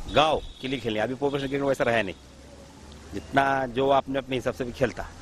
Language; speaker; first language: Hindi; non-native, local second language; Marathi